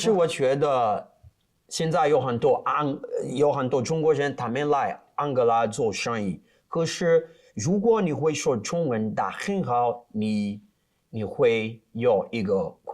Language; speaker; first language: Chinese; non-native, learner; Portuguese